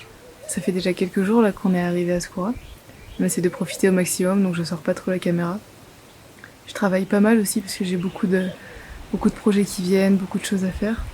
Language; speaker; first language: French; native; French